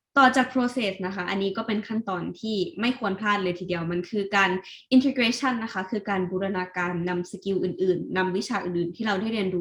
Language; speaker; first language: Thai; native; Thai